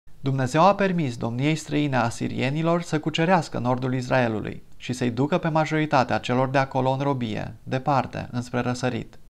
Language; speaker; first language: Romanian; non-native, fluent; English